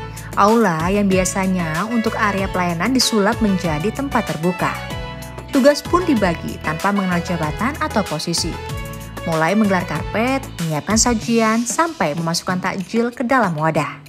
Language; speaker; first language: Indonesian; native; Indonesian